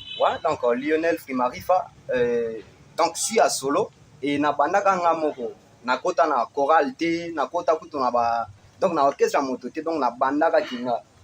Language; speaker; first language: Lingala; non-native, local second language; Swahili